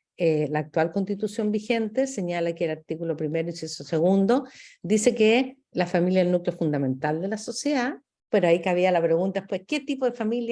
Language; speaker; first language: Spanish; native; Spanish